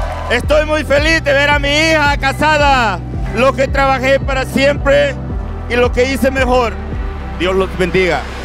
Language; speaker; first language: Spanish; native; Spanish